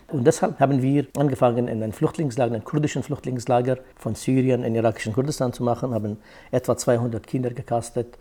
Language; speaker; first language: German; non-native, fluent; Kurdish